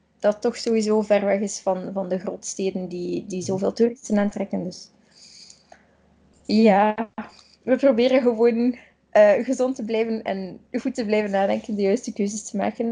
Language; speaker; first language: Dutch; native; Dutch